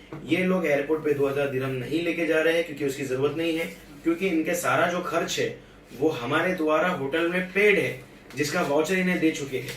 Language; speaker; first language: Hindi; native; Hindi